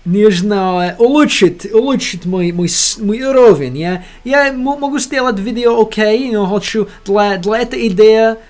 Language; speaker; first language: Russian; non-native, learner; English